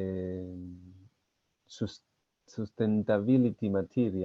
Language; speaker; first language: English; non-native, learner; Spanish